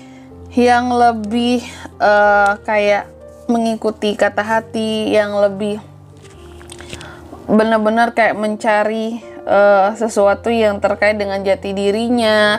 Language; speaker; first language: Indonesian; native; Indonesian